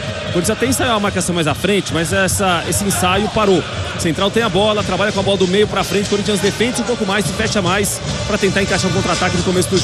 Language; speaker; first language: Portuguese; native; Portuguese